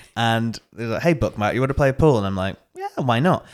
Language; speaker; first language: English; native; English